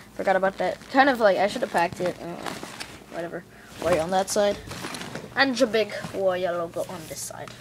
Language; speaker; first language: English; native; English